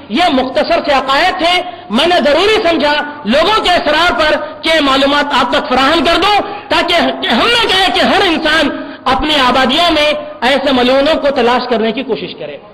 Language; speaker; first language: Urdu; native; Urdu